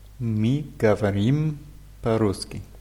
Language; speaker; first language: Russian; non-native, learner; German